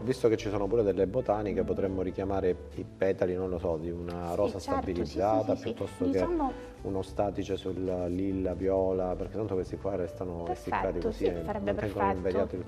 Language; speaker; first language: Italian; native; Italian